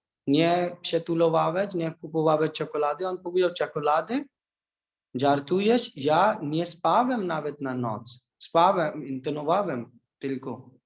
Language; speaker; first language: Polish; non-native, learner; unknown